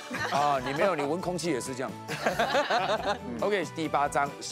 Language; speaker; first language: Chinese; native; Chinese